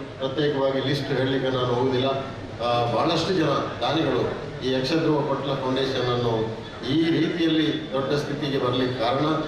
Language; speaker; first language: Kannada; non-native, local second language; Tulu